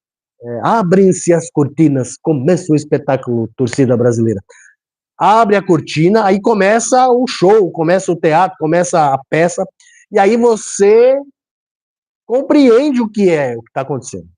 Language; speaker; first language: Portuguese; native; Portuguese